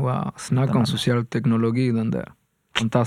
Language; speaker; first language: Swedish; non-native, fluent; Spanish